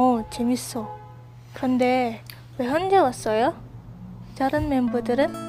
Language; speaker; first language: Korean; non-native, learner; Indonesian